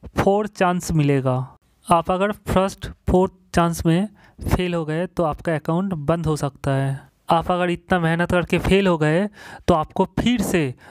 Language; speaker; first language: Hindi; non-native, local second language; Bangla